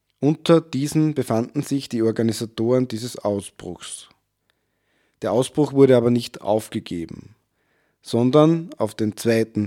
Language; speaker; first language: German; native; German